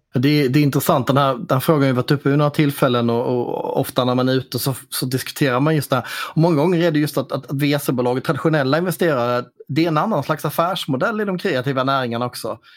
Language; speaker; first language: Swedish; native; Swedish